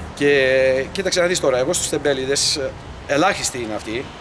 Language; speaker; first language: Greek; early bilingual, heritage; Bulgarian